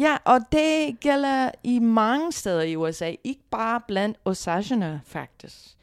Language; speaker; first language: Danish; non-native, fluent; English